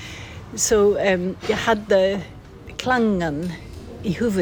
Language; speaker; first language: Swedish; non-native, fluent; English